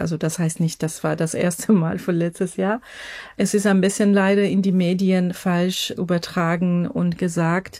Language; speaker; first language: German; non-native, fluent; Persian